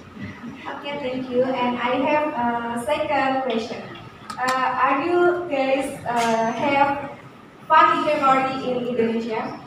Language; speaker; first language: English; non-native, learner; Indonesian